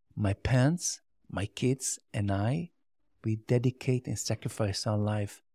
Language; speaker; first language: English; non-native, learner; Yiddish